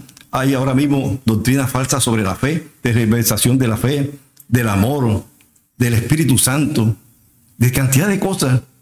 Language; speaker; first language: Spanish; native; Spanish